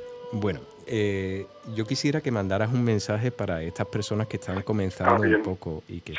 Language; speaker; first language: Spanish; native; Spanish